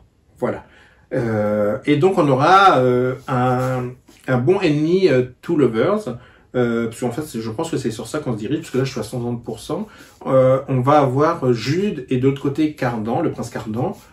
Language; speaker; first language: French; native; French